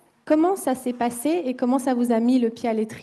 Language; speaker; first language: French; native; French